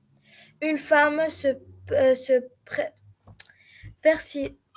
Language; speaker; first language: French; non-native, learner; Arabic